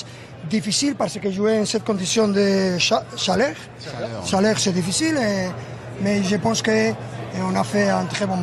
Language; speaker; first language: French; non-native, learner; Spanish